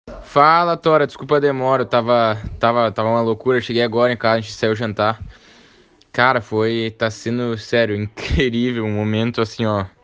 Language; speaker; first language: Portuguese; native; Portuguese